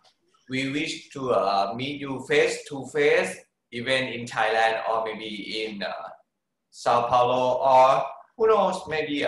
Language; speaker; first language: English; non-native, learner; Thai